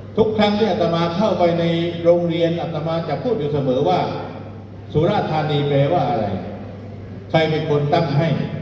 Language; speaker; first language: Thai; native; Thai